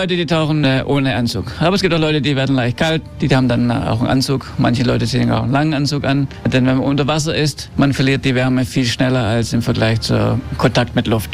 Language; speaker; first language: German; early bilingual, heritage; German